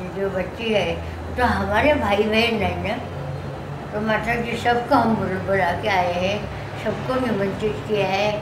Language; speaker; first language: Hindi; non-native, local second language; Marathi